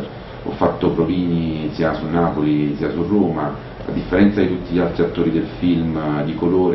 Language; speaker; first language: Italian; native; Italian